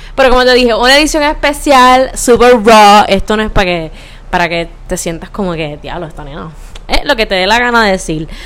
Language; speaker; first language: Spanish; native; Spanish